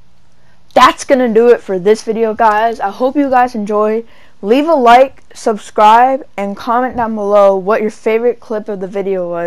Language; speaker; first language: English; native; English